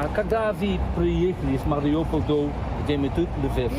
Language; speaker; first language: Russian; non-native, learner; Dutch